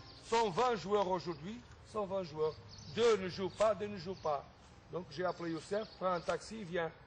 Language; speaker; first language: French; non-native, fluent; Portuguese